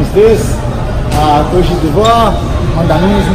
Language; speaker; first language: Russian; non-native, learner; Portuguese